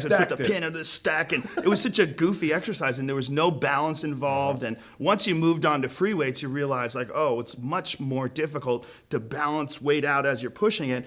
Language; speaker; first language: English; native; English